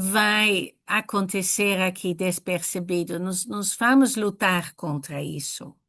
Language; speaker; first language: Portuguese; non-native, fluent; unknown